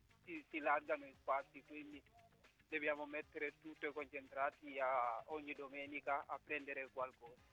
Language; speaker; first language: Italian; non-native, fluent; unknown